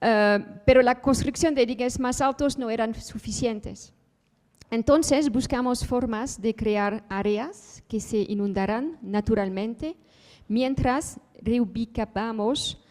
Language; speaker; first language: Spanish; non-native, fluent; Dutch